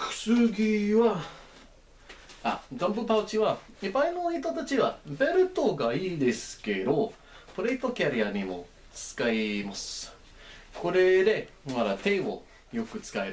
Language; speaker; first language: Japanese; non-native, learner; English